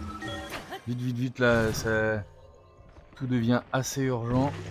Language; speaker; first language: French; native; French